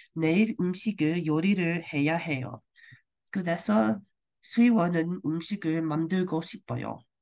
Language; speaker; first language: Korean; non-native, learner; English